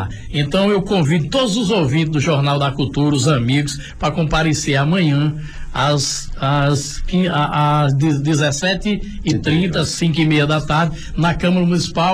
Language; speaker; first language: Portuguese; native; Portuguese